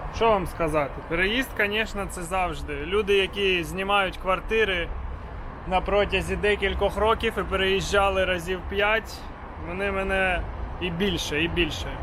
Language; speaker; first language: Ukrainian; native; Ukrainian